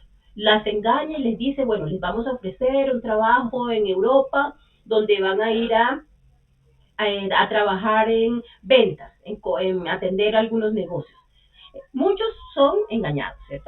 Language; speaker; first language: Spanish; native; Spanish